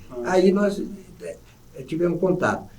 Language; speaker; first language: Portuguese; native; Portuguese